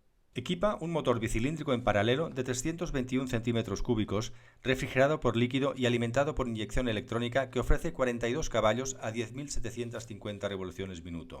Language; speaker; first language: Spanish; native; Spanish